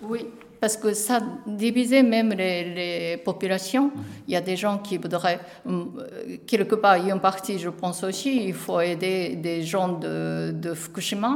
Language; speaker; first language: French; non-native, learner; Japanese